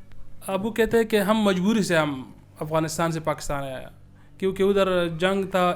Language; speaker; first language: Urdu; early bilingual, other home language; Persian